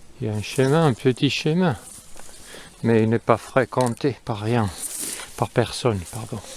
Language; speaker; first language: French; non-native, fluent; Spanish